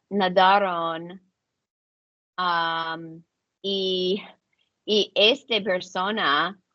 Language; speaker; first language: Spanish; non-native, learner; English